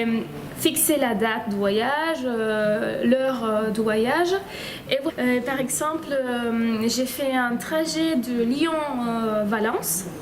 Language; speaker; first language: French; non-native, fluent; Spanish